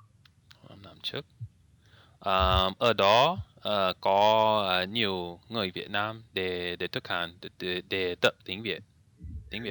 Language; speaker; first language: Vietnamese; non-native, learner; English